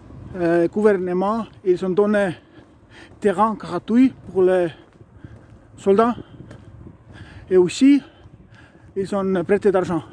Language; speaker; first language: French; non-native, learner; Estonian